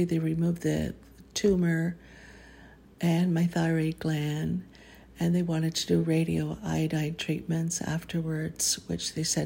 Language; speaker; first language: English; native; English